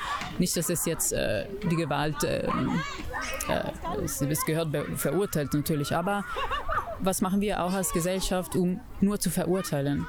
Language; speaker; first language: German; non-native, fluent; Italian